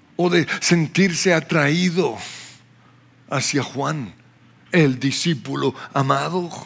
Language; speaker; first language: Spanish; non-native, fluent; English